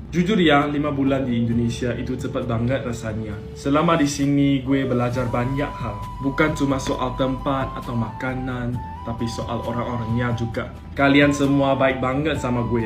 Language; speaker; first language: Indonesian; non-native, fluent; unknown